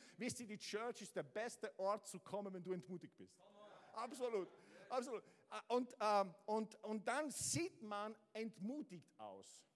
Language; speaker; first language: German; non-native, fluent; Italian